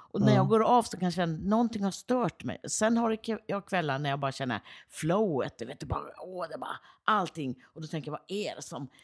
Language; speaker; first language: Swedish; native; Swedish